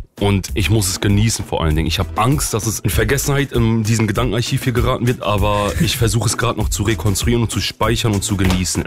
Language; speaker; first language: German; early bilingual, other home language; Kurdish